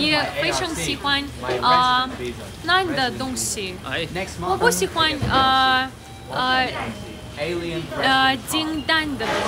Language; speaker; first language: Chinese; non-native, fluent; Russian